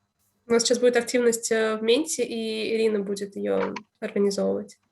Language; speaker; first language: Russian; native; Russian